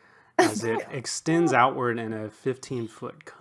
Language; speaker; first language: English; native; English